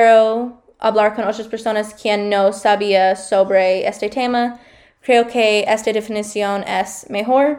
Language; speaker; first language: Spanish; non-native, learner; English